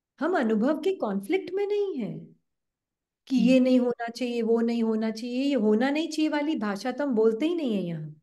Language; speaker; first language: Hindi; native; Hindi